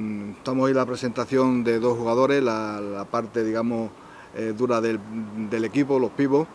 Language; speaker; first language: Spanish; native; Spanish